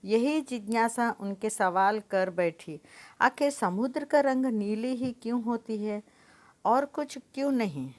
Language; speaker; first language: Hindi; non-native, local second language; Telugu